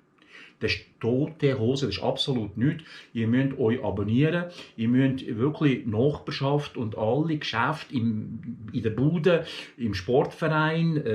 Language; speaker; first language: German; early bilingual, other home language; Turkish